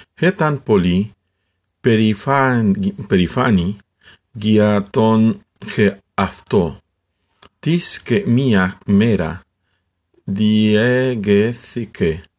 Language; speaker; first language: Greek; non-native, learner; Spanish